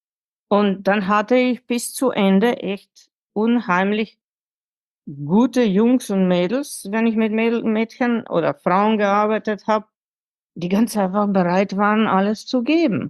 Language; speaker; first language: German; non-native, fluent; Slovenian